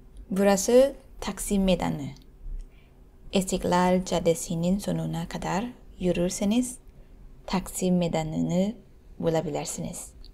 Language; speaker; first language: Turkish; non-native, learner; Thai